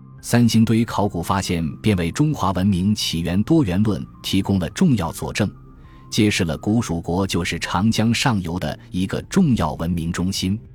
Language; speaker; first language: Chinese; native; Chinese